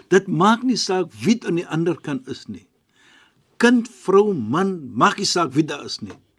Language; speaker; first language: Afrikaans; non-native, fluent; Arabic